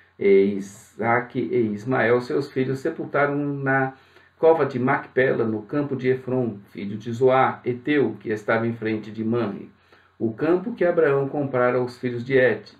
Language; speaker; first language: Portuguese; native; Portuguese